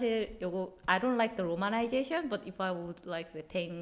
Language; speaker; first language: English; non-native, fluent; Korean